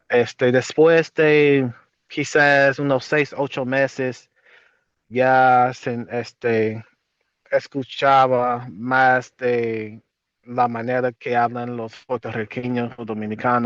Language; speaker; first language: Spanish; non-native, fluent; English